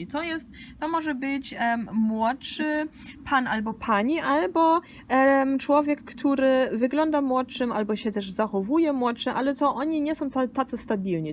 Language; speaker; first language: Polish; early bilingual, heritage; Polish